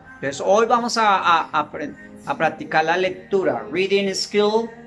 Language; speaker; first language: Spanish; native; Spanish